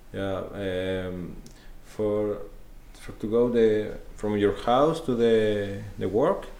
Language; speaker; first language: English; non-native, learner; Spanish